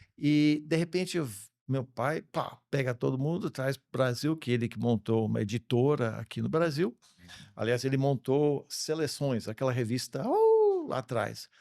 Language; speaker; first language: Portuguese; early bilingual, other home language; English